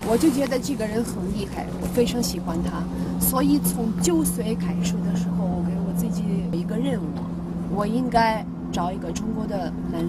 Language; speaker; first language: Chinese; non-native, fluent; Russian